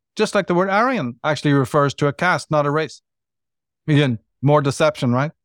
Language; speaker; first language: English; native; English